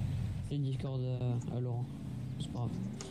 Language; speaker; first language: French; native; French